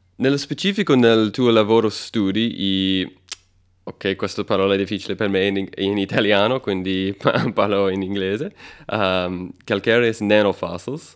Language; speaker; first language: Italian; non-native, fluent; English